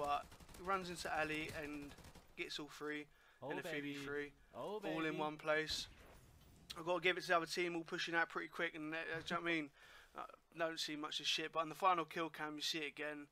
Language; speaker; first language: English; native; English